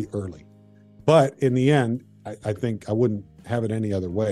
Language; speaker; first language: English; native; English